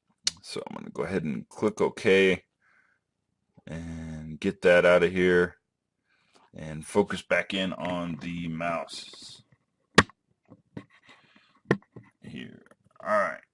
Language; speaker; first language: English; native; English